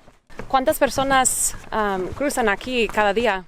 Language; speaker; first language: Spanish; non-native, learner; English